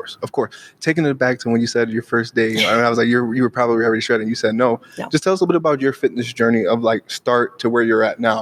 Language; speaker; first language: English; native; English